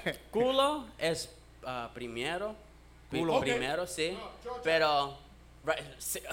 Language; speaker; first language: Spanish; non-native, learner; English